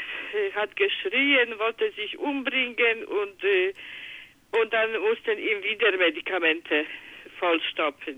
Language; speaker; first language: German; non-native, learner; Polish